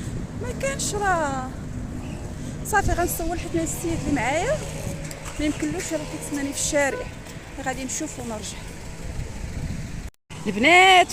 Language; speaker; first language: Arabic; native; Arabic